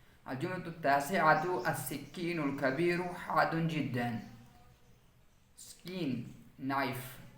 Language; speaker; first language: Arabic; non-native, fluent; Urdu